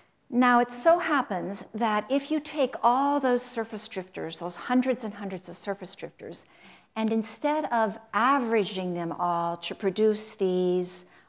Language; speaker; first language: English; native; English